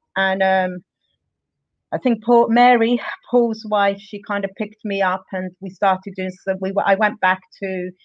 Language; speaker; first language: English; native; English